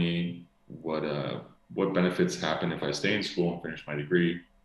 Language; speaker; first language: English; native; English